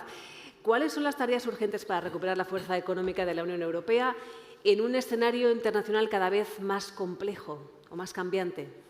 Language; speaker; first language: Spanish; native; Spanish